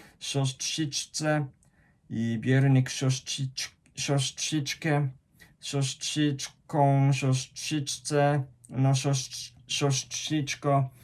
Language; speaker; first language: Polish; non-native, fluent; Japanese